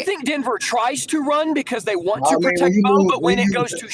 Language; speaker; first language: English; native; English